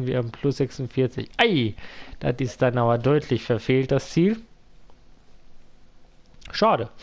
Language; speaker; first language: German; native; German